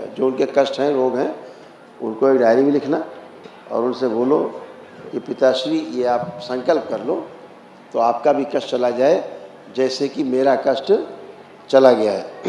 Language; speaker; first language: Hindi; native; Hindi